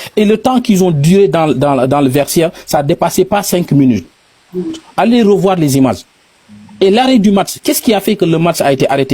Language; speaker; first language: French; non-native, local second language; Wolof